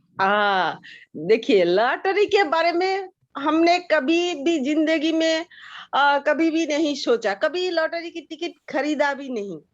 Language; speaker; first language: Hindi; non-native, local second language; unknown